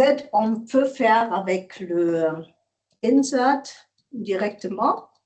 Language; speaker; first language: French; non-native, learner; German